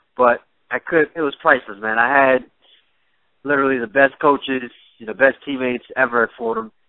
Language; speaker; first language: English; native; English